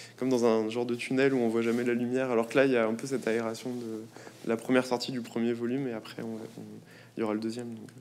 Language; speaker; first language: French; native; French